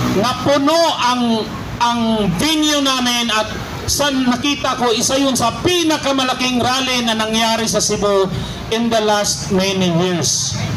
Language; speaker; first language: Filipino; non-native, local second language; Cebuano